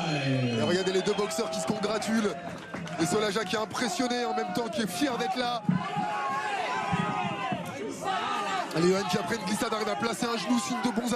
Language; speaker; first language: French; native; French